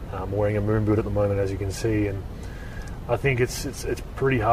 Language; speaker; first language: English; native; English